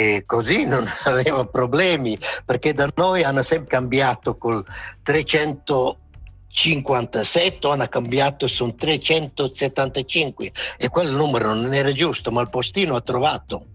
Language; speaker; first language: Italian; non-native, local second language; Romansh